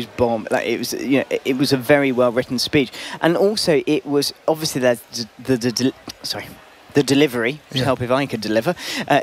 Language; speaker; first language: English; native; English